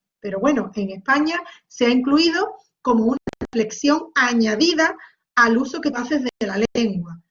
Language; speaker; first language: Spanish; native; Spanish